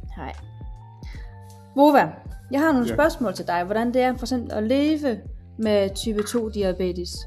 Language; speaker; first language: Danish; native; Danish